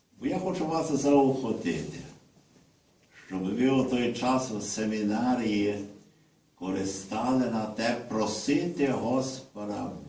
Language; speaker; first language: Ukrainian; early bilingual, heritage; Ukrainian